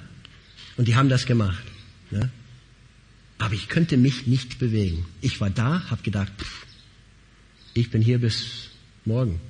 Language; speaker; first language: German; non-native, fluent; English